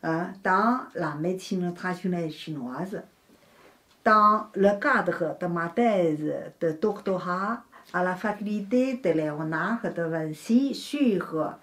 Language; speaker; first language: French; non-native, fluent; Chinese